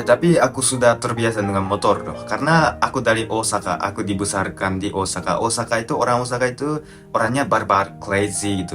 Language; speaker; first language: Indonesian; non-native, fluent; Japanese